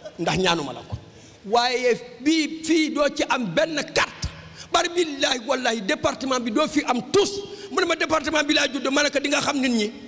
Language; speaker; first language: Wolof; native; Wolof